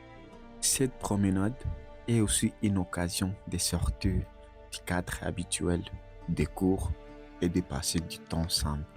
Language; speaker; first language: French; non-native, local second language; Swahili